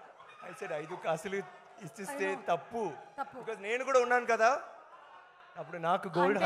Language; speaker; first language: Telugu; non-native, fluent; Tamil